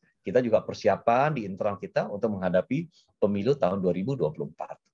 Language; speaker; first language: Indonesian; native; Indonesian